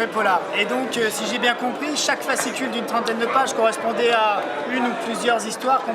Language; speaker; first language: French; native; French